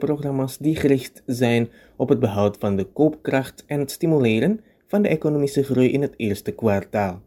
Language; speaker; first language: Dutch; non-native, fluent; Indonesian